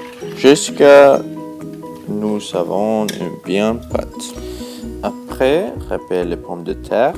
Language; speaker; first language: French; non-native, learner; Swedish